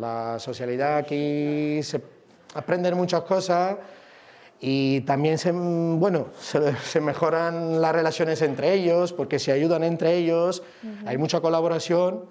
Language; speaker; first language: Spanish; non-native, fluent; Italian